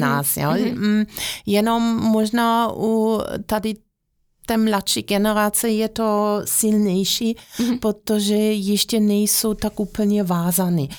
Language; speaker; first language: Czech; non-native, fluent; German